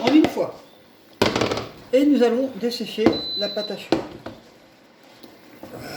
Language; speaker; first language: French; native; French